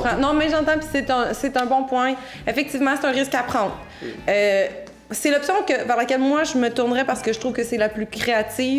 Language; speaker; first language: French; native; French